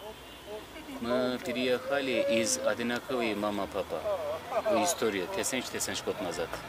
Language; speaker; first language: Russian; non-native, learner; Turkish